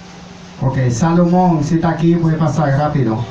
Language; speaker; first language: Spanish; non-native, learner; Haitian Creole